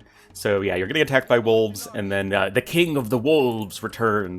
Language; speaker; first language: English; native; English